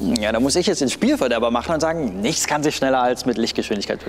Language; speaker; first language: German; native; German